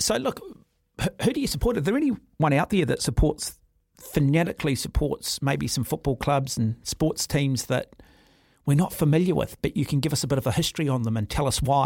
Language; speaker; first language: English; native; English